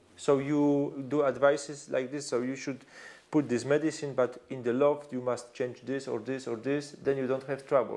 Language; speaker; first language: English; non-native, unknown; Polish